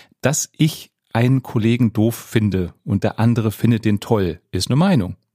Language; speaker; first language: German; native; German